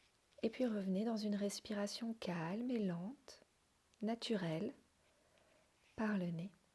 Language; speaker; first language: French; native; French